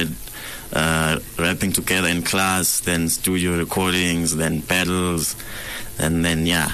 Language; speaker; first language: English; non-native, local second language; Swati